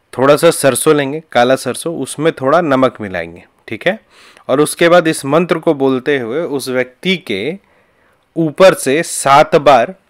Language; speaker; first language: Hindi; native; Hindi